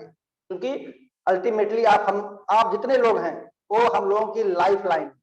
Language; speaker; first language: Hindi; native; Hindi